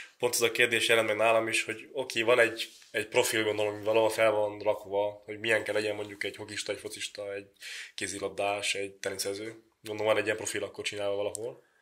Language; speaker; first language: Hungarian; native; Hungarian